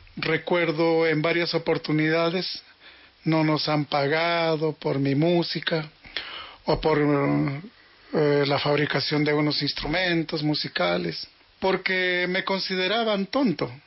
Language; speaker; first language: Spanish; native; Spanish